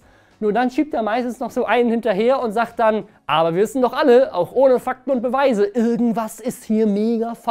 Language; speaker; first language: German; native; German